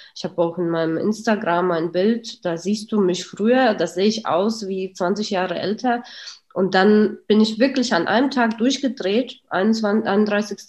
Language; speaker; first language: German; early bilingual, other home language; Russian